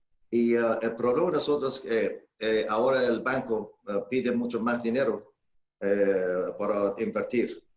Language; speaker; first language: Spanish; non-native, fluent; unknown